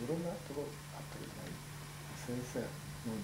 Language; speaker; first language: Japanese; native; Japanese